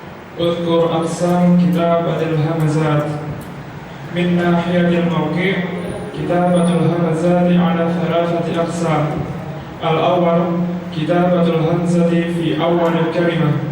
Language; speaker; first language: Arabic; non-native, learner; Indonesian